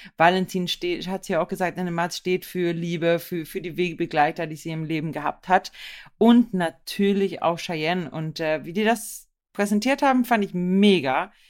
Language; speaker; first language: German; non-native, fluent; Swedish